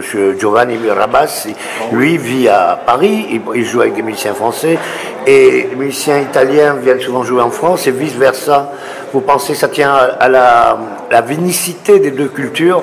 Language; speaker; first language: French; native; French